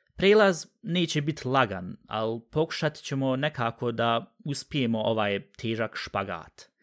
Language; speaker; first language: Bosnian; early bilingual, heritage; Bosnian